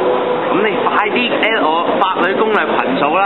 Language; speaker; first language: Cantonese; native; Cantonese